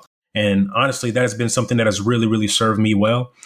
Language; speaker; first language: English; early bilingual, other home language; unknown